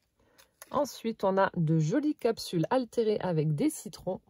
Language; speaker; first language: French; native; French